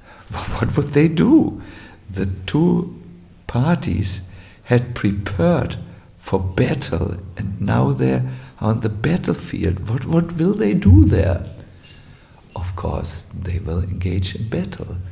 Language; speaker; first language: English; non-native, fluent; German